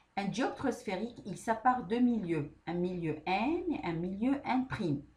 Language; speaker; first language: French; non-native, local second language; Arabic